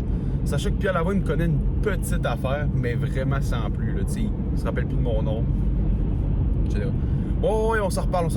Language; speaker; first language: French; native; French